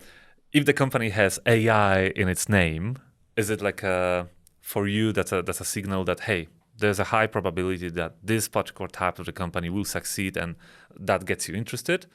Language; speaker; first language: English; non-native, fluent; Polish